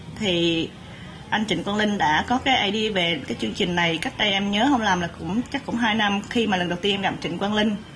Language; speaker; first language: Vietnamese; native; Vietnamese